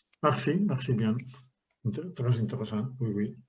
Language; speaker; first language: French; non-native, learner; Spanish